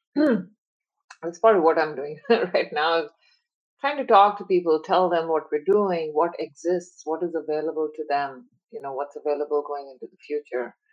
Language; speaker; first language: English; non-native, local second language; Hindi